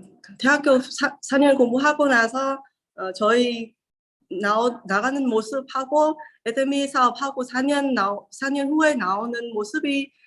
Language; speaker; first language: Korean; non-native, learner; Vietnamese